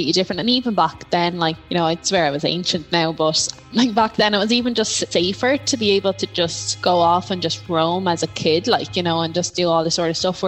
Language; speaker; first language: English; native; English